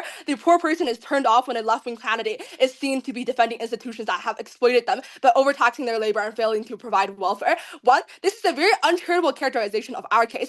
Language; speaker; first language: English; non-native, fluent; Chinese